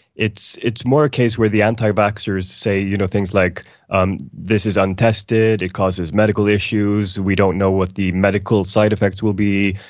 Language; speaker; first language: English; non-native, fluent; Icelandic